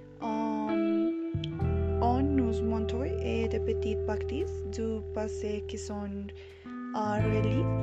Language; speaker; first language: French; non-native, learner; Spanish